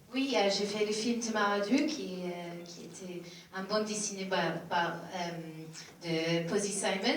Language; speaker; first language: French; non-native, learner; English